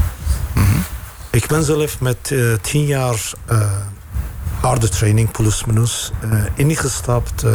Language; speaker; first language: Dutch; non-native, fluent; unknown